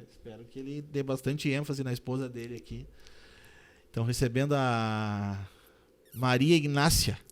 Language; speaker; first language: Portuguese; native; Portuguese